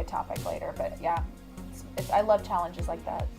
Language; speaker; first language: English; native; English